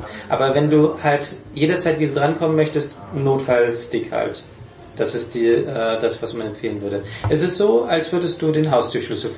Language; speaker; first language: German; native; German